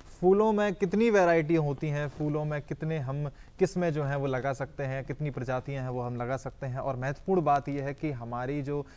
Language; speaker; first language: Hindi; native; Hindi